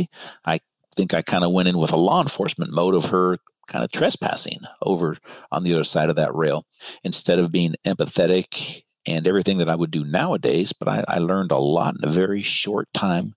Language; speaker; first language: English; native; English